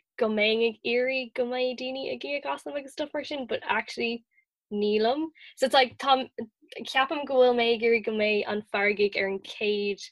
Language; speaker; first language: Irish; non-native, local second language; English